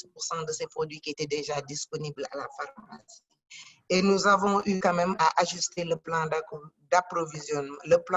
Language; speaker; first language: French; non-native, local second language; Wolof